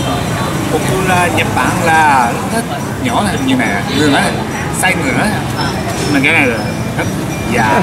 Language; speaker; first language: Vietnamese; non-native, learner; Japanese